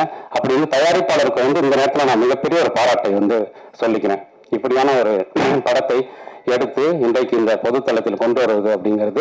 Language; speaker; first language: Tamil; native; Tamil